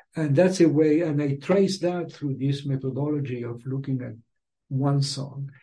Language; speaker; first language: English; non-native, fluent; Spanish